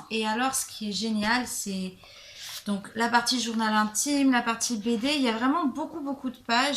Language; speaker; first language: French; native; French